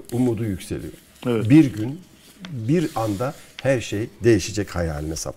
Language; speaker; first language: Turkish; native; Turkish